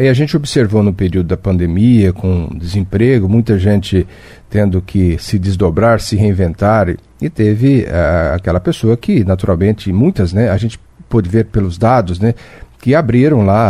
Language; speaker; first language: Portuguese; native; Portuguese